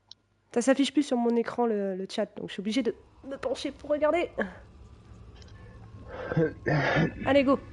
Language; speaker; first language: French; native; French